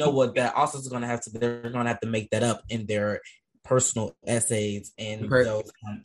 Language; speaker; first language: English; native; English